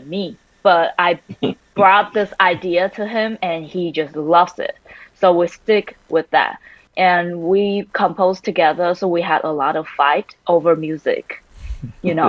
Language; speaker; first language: English; non-native, fluent; Chinese